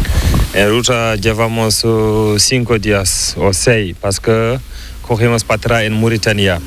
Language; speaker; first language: Spanish; non-native, learner; Fula